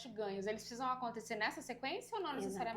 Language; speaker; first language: Portuguese; native; Portuguese